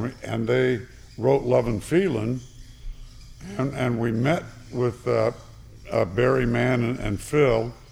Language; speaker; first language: English; native; English